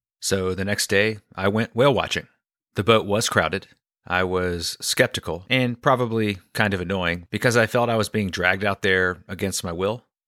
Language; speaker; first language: English; native; English